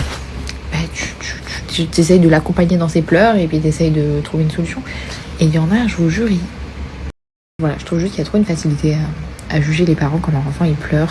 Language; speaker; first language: French; native; French